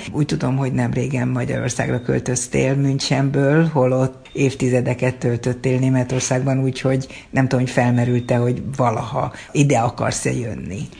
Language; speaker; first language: Hungarian; native; Hungarian